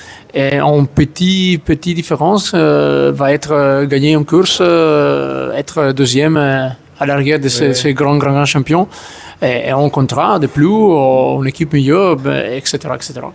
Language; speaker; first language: French; non-native, learner; Italian